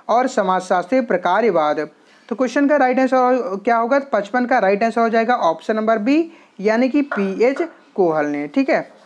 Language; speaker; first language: Hindi; native; Hindi